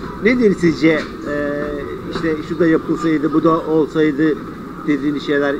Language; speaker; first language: Turkish; native; Turkish